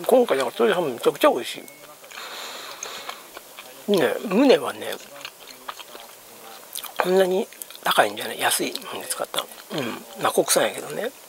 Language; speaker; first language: Japanese; native; Japanese